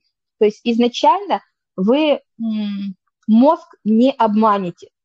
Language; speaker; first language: Russian; native; Russian